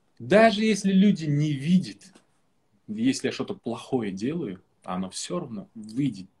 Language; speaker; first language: Russian; non-native, local second language; Uzbek